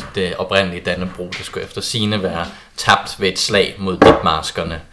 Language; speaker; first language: Danish; native; Danish